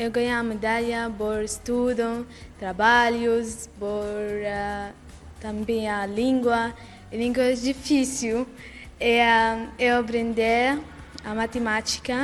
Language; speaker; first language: Portuguese; non-native, learner; Arabic